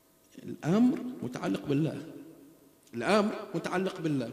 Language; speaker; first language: Arabic; native; Arabic